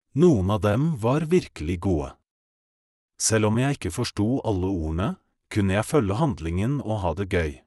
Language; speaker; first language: Norwegian; non-native, fluent; Polish